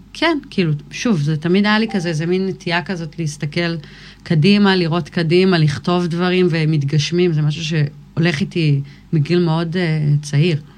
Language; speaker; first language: Hebrew; early bilingual, other home language; English